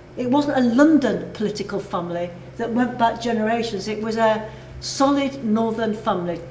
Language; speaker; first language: English; native; English